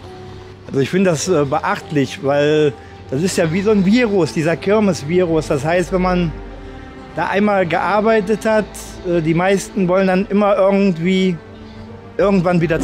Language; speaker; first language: German; native; German